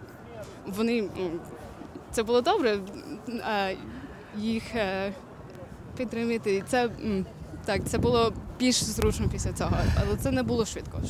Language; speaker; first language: Ukrainian; non-native, learner; English